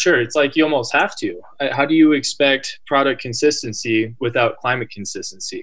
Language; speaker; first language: English; native; English